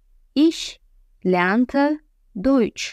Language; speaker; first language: German; non-native, fluent; Azerbaijani